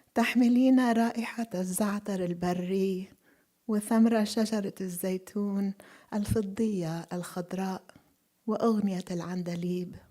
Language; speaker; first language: Arabic; early bilingual, other home language; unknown